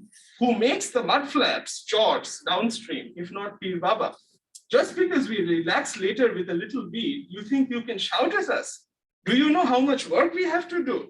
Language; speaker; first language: English; non-native, local second language; Bangla